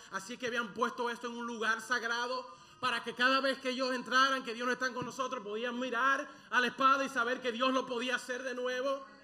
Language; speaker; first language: Spanish; early bilingual, other home language; English